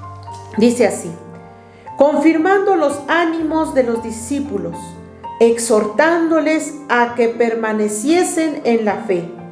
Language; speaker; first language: Spanish; native; Spanish